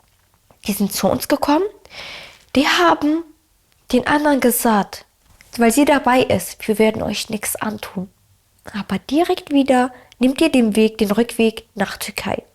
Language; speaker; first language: German; early bilingual, other home language; Arabic